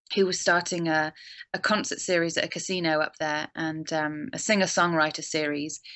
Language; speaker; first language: English; native; English